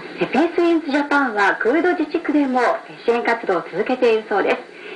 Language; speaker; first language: Japanese; native; Japanese